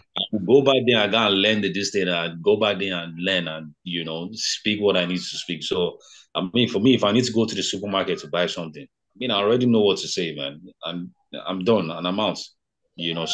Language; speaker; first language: English; non-native, local second language; Yoruba